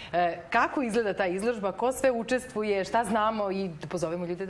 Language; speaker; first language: Serbian; native; Serbian